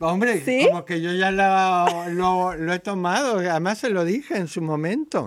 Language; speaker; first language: Spanish; native; Spanish